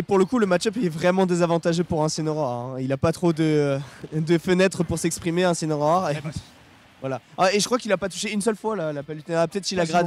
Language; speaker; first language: French; native; French